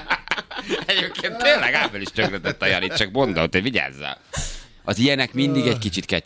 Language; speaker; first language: Hungarian; native; Hungarian